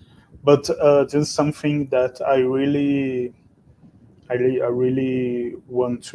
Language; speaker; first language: English; non-native, fluent; Portuguese